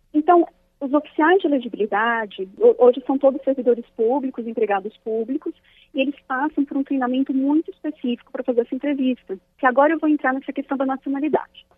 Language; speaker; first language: Portuguese; native; Portuguese